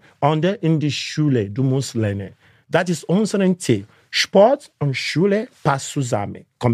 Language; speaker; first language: German; non-native, learner; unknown